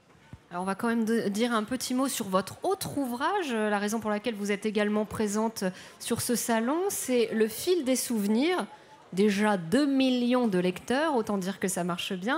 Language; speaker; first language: French; native; French